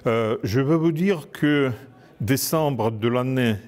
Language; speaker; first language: French; non-native, fluent; Russian